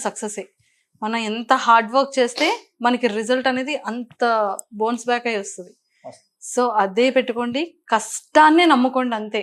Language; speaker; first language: Telugu; native; Telugu